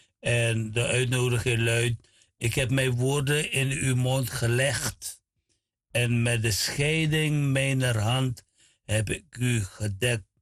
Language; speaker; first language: Dutch; native; Dutch